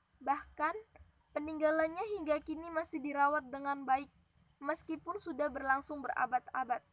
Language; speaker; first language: Indonesian; native; Indonesian